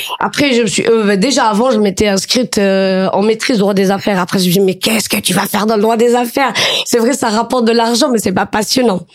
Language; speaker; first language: French; non-native, local second language; Arabic